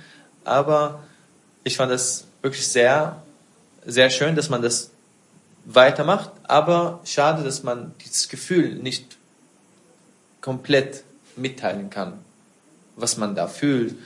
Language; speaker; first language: German; non-native, fluent; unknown